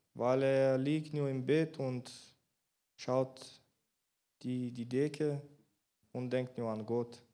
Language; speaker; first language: German; non-native, learner; Bulgarian